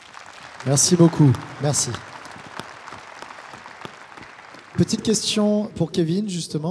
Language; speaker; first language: French; native; French